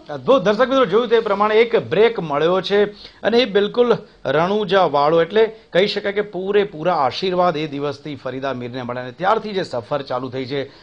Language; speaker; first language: Gujarati; native; Gujarati